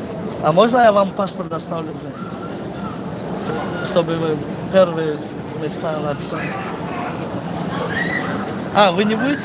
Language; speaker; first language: Russian; non-native, local second language; Tajik